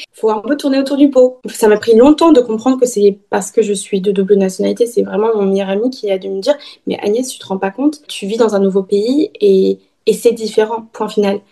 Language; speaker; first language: French; early bilingual, heritage; German